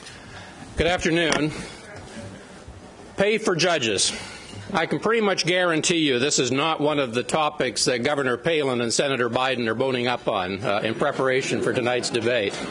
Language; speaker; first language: English; native; English